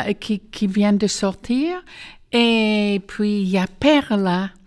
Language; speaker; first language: French; non-native, fluent; English